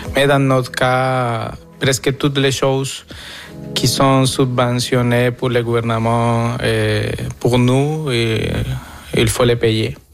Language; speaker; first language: French; non-native, fluent; Spanish